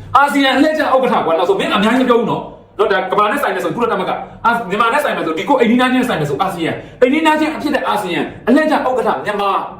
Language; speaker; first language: Burmese; native; Burmese